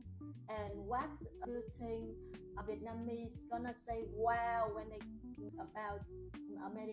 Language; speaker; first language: English; non-native, learner; Vietnamese